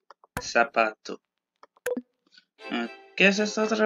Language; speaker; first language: Portuguese; non-native, learner; English